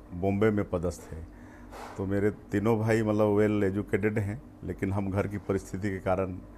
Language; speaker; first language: Hindi; native; Hindi